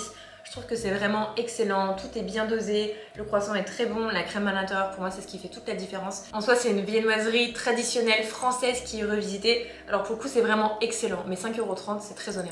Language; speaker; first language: French; native; French